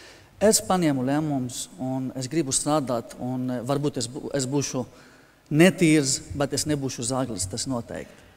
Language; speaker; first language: Latvian; non-native, fluent; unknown